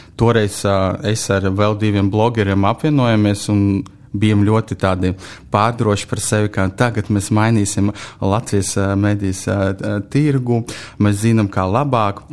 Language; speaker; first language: Latvian; non-native, local second language; Russian